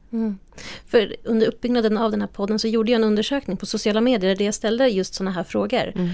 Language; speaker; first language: Swedish; native; Swedish